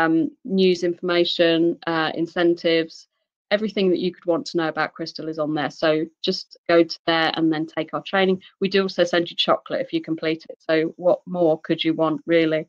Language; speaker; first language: English; native; English